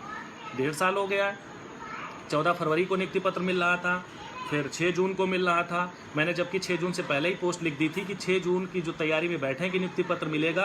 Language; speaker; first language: Hindi; native; Hindi